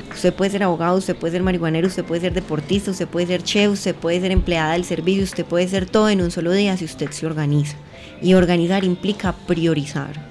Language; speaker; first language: Spanish; native; Spanish